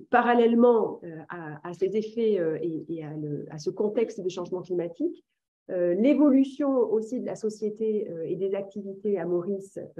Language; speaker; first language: French; native; French